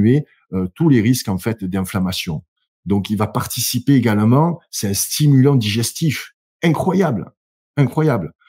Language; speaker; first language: French; native; French